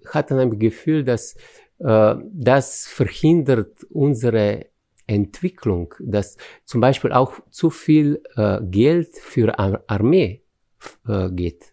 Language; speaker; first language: German; non-native, fluent; Slovenian